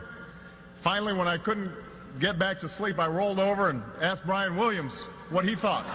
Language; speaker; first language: English; native; English